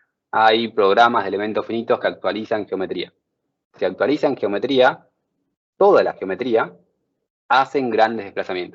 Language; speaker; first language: Spanish; native; Spanish